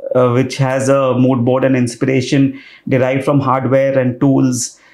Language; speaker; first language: English; non-native, local second language; Hindi